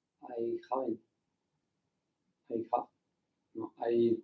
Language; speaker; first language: English; non-native, learner; Spanish